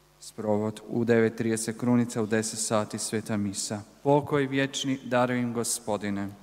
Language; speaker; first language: Croatian; native; Croatian